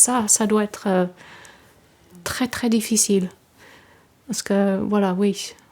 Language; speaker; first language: French; non-native, fluent; English